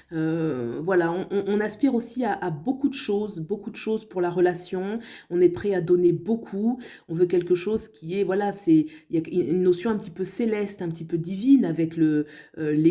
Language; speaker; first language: French; native; French